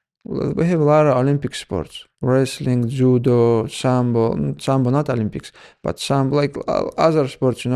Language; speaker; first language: English; non-native, learner; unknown